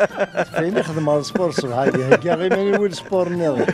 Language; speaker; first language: Arabic; non-native, local second language; Kabyle